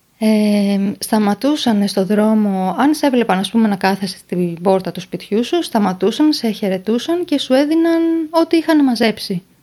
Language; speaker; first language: Greek; native; Greek